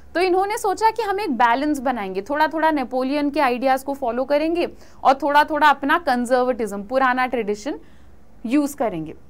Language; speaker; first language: Hindi; native; Hindi